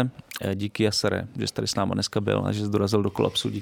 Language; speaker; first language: Czech; native; Czech